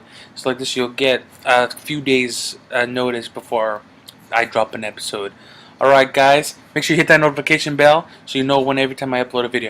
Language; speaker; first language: English; native; English